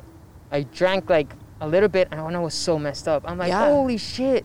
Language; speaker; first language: English; non-native, fluent; Spanish